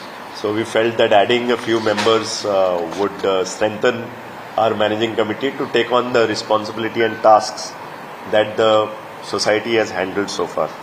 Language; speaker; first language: English; non-native, local second language; Konkani